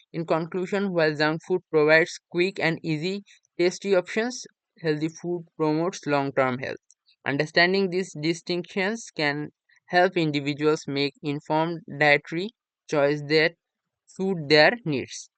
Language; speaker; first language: English; non-native, local second language; Bangla